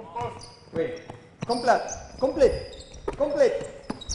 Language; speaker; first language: French; non-native, learner; Spanish